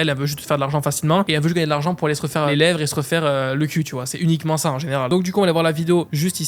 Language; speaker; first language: French; native; French